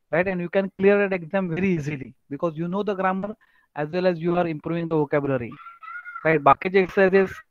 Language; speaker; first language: English; non-native, local second language; Marathi